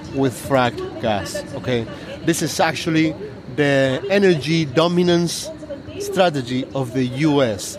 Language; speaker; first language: English; non-native, fluent; Spanish